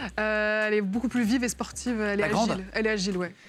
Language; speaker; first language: French; native; French